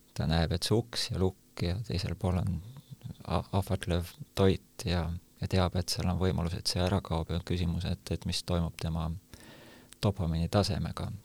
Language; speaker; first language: Estonian; native; Estonian